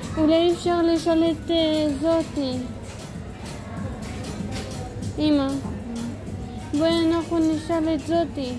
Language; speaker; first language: Hebrew; early bilingual, other home language; Russian